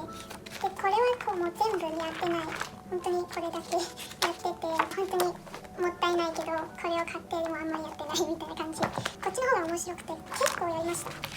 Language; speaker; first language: Japanese; non-native, fluent; Chinese